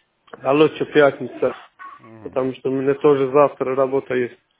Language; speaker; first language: Russian; non-native, learner; Azerbaijani